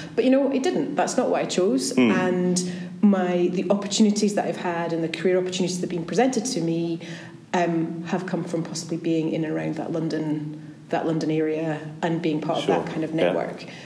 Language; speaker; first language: English; native; English